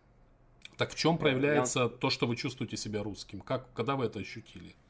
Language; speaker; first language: Russian; native; Russian